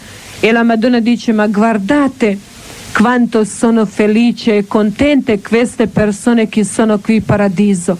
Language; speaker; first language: Italian; non-native, learner; Croatian